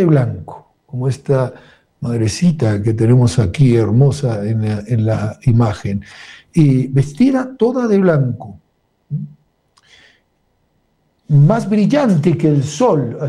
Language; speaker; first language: Spanish; native; Spanish